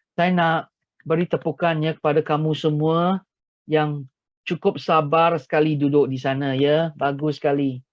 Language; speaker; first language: Malay; non-native, local second language; Chinese